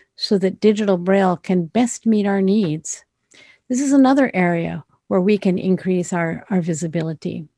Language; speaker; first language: English; native; English